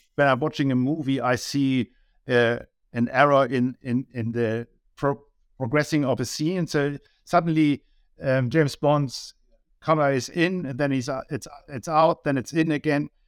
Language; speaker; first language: English; non-native, fluent; German